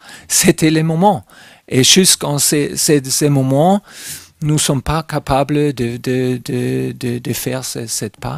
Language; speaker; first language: French; non-native, fluent; German